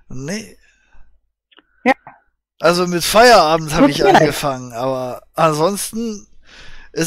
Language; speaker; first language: German; native; German